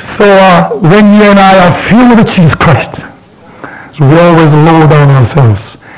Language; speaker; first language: English; non-native, fluent; Korean